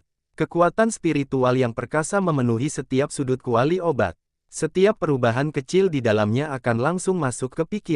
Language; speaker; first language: Indonesian; native; Indonesian